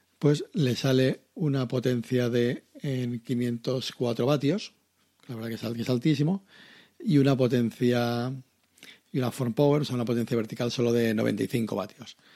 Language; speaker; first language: Spanish; native; Spanish